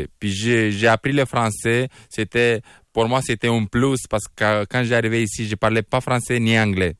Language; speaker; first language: French; non-native, fluent; Romanian